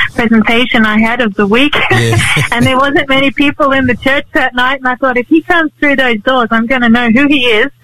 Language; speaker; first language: English; native; English